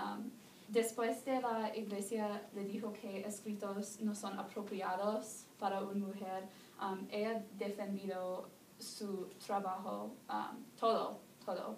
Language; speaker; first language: Spanish; non-native, learner; English